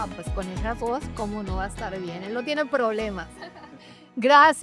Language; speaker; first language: Spanish; native; Spanish